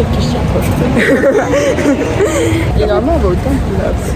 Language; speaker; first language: French; native; French